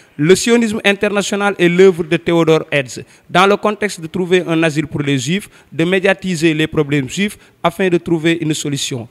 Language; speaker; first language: French; non-native, local second language; Wolof